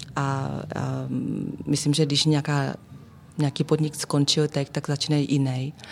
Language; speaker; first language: Czech; non-native, fluent; Vietnamese